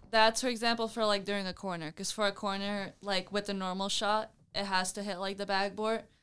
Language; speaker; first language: English; non-native, fluent; Dutch